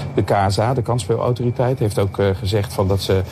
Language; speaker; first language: Dutch; native; Dutch